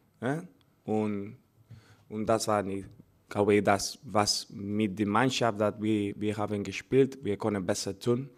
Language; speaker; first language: German; non-native, learner; Spanish